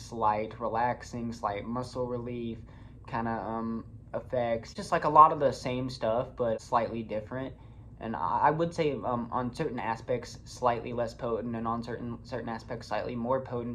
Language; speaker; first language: English; native; English